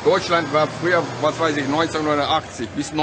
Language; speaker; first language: German; non-native, learner; Turkish